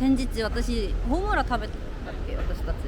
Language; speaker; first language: Japanese; non-native, fluent; Korean